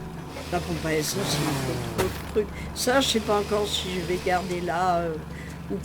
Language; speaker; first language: French; native; French